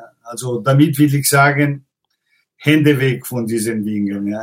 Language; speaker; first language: German; non-native, fluent; Italian